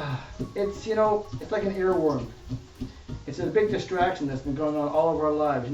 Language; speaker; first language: English; native; English